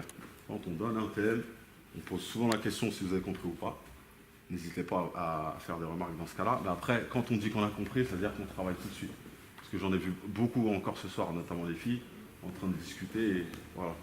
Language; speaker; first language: French; native; French